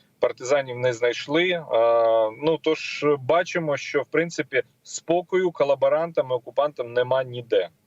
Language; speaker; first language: Ukrainian; non-native, local second language; Russian